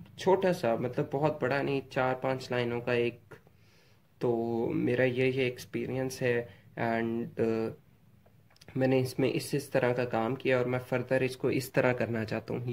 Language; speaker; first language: Urdu; non-native, local second language; Punjabi